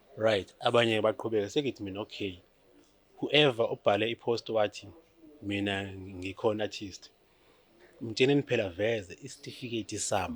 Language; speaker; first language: Zulu; native; Zulu